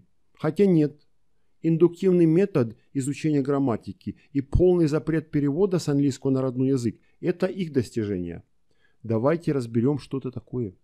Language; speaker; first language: Russian; native; Russian